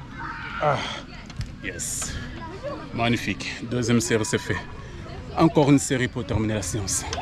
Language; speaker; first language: French; native; French